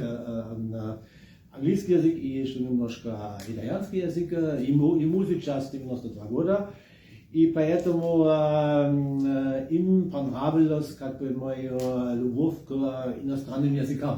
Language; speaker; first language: Russian; non-native, fluent; German